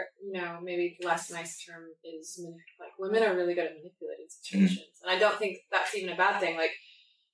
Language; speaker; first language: English; native; English